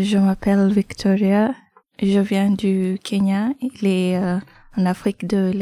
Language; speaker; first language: French; non-native, learner; English